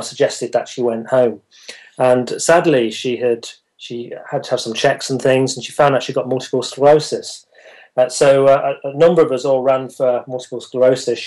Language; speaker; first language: English; native; English